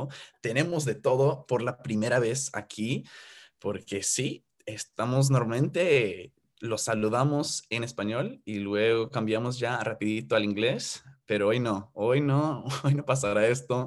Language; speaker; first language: Spanish; non-native, fluent; English